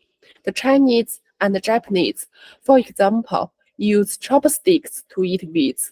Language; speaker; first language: English; non-native, learner; Chinese